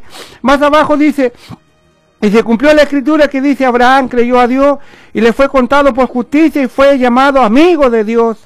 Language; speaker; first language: Spanish; native; Spanish